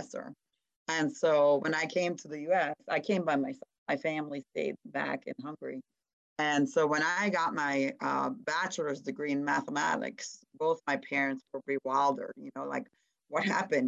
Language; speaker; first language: English; non-native, fluent; Hungarian